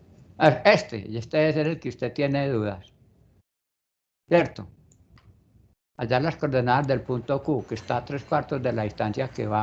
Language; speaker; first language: Spanish; native; Spanish